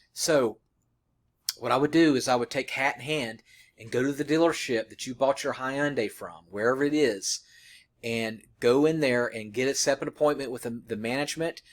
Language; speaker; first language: English; native; English